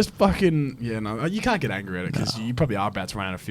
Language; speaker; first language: English; native; English